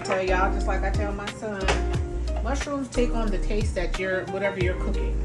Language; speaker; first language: English; native; English